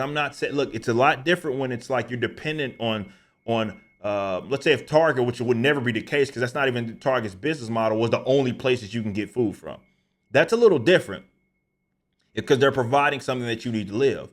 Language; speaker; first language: English; native; English